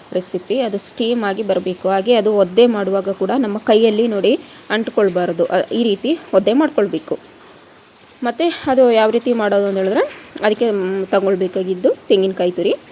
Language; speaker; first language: Kannada; non-native, local second language; Kodava